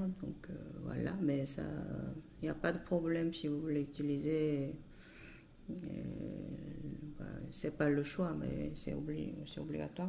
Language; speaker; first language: French; non-native, fluent; Korean